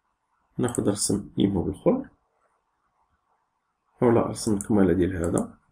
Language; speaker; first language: Arabic; native; Arabic